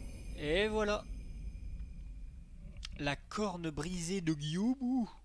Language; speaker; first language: French; native; French